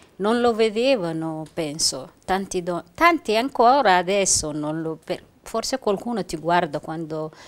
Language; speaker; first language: Italian; non-native, fluent; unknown